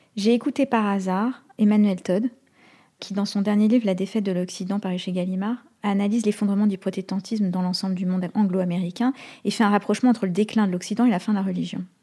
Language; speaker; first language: French; native; French